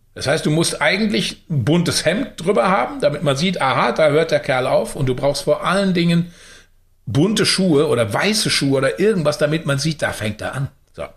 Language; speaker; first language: German; native; German